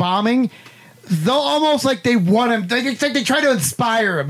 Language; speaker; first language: English; native; English